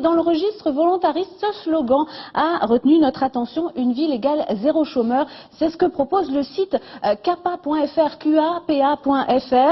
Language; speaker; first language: French; native; French